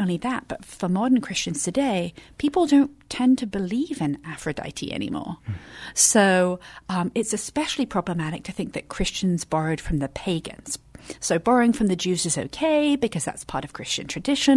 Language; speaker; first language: English; native; English